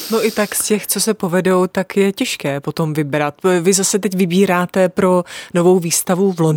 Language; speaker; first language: Czech; native; Czech